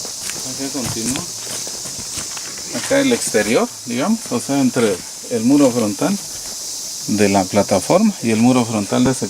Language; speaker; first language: Spanish; native; Spanish